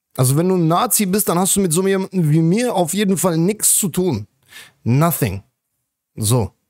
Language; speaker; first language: German; native; German